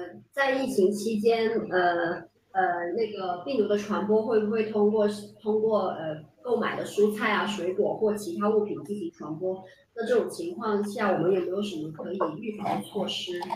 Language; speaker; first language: Chinese; native; Chinese